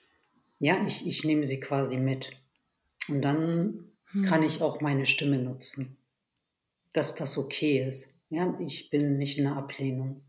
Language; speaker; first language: German; early bilingual, other home language; Turkish